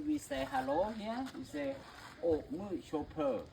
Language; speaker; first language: English; non-native, learner; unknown